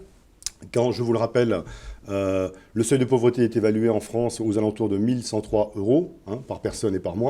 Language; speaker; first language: French; native; French